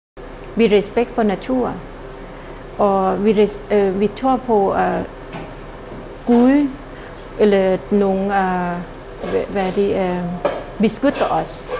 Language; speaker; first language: Danish; non-native, fluent; Thai